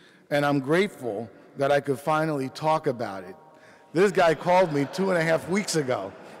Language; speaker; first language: English; early bilingual, other home language; Spanish